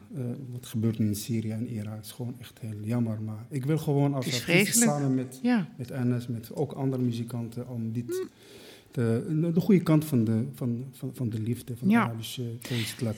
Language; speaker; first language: Dutch; non-native, local second language; Arabic